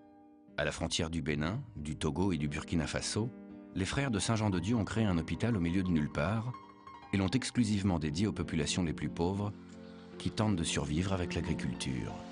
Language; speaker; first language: French; native; French